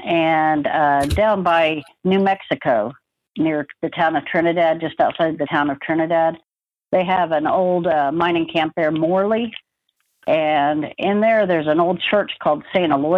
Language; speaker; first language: English; native; English